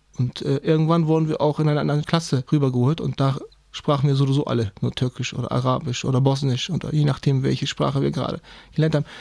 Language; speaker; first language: German; early bilingual, other home language; Turkish